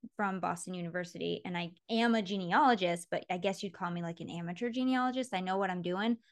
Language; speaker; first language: English; native; English